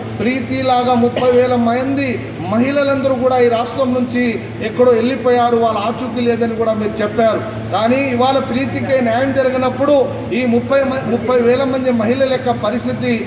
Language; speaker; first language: Telugu; non-native, local second language; Lambadi